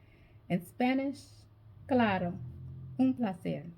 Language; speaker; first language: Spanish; non-native, learner; English